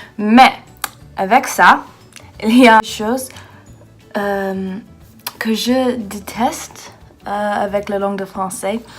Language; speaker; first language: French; non-native, learner; English